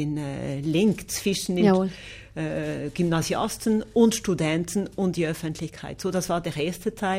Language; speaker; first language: German; non-native, local second language; French